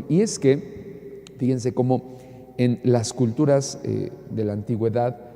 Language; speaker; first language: Spanish; native; Spanish